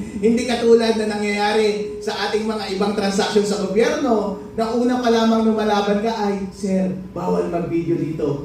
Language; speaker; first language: Filipino; non-native, local second language; Iloko